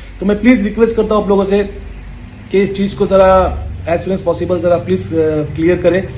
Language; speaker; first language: Hindi; non-native, local second language; Marathi